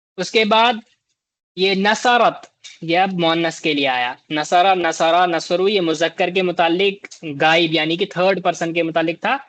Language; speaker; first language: Urdu; native; Urdu